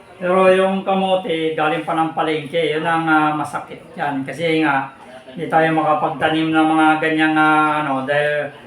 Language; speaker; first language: Filipino; native; Filipino